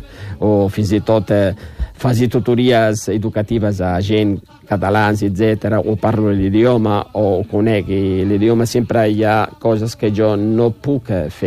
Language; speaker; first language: Catalan; non-native, fluent; Riffian